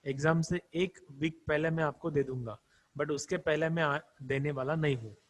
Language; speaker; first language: Hindi; non-native, local second language; Marathi